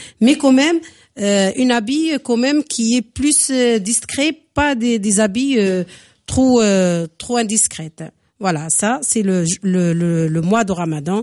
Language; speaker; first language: French; non-native, fluent; Arabic